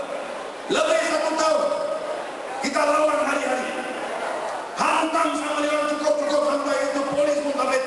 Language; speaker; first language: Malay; non-native, local second language; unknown